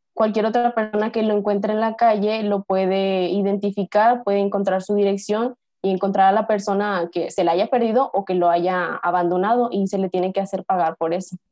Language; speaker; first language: Spanish; native; Spanish